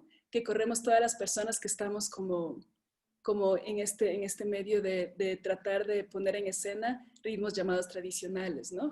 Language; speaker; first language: Spanish; native; Spanish